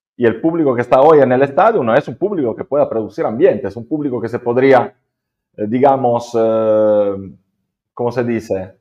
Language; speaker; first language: Spanish; non-native, fluent; Italian